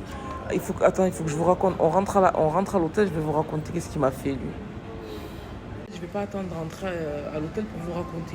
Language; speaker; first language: French; native; French